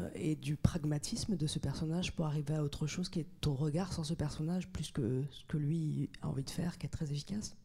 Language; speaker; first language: French; native; French